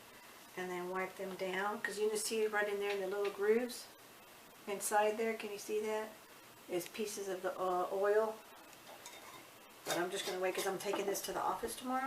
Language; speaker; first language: English; native; English